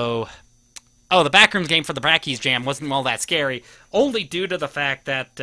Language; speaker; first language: English; native; English